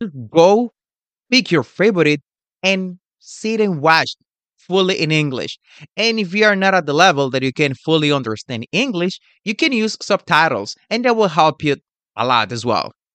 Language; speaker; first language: English; non-native, fluent; Spanish